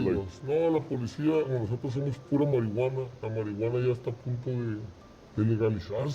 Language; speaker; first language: Spanish; native; Spanish